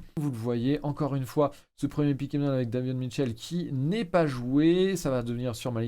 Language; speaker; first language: French; native; French